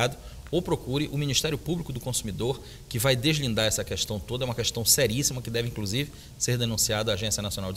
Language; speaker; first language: Portuguese; native; Portuguese